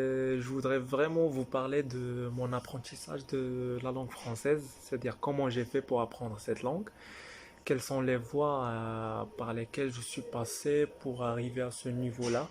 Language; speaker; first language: French; non-native, fluent; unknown